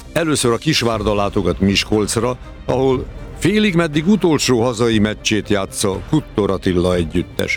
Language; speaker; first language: Hungarian; native; Hungarian